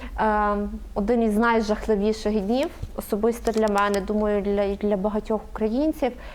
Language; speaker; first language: Ukrainian; native; Ukrainian